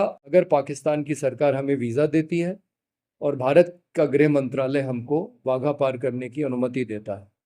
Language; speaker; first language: Hindi; native; Hindi